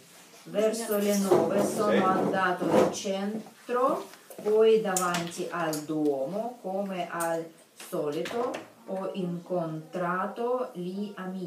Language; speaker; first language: Italian; non-native, learner; Russian